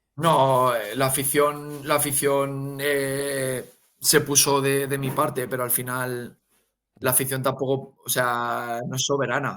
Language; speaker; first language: Spanish; native; Spanish